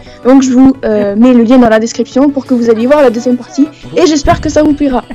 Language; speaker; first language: French; native; French